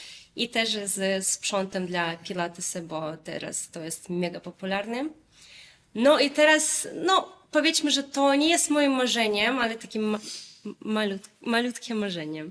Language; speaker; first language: Polish; non-native, fluent; Russian